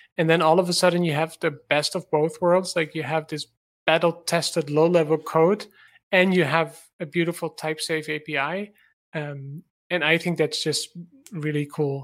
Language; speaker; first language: English; non-native, fluent; Dutch